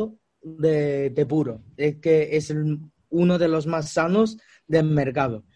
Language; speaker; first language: Spanish; non-native, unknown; Chinese